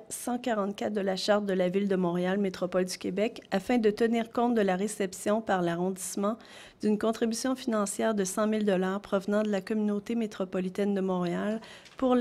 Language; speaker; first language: French; native; French